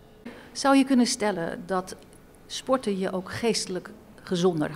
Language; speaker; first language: Dutch; native; Dutch